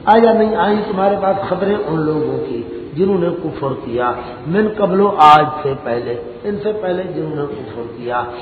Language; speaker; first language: Urdu; non-native, local second language; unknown